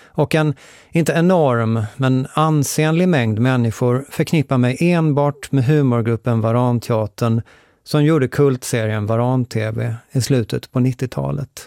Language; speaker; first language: Swedish; native; Swedish